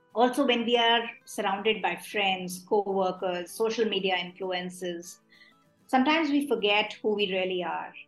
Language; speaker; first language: English; non-native, local second language; Hindi